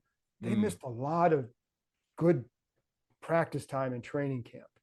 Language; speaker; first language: English; native; English